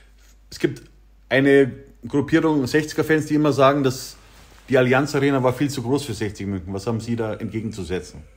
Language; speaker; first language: German; native; German